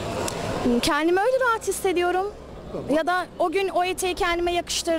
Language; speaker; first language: Turkish; native; Turkish